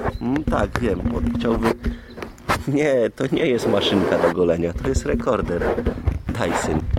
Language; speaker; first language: Polish; native; Polish